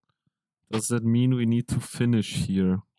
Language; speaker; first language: English; non-native, fluent; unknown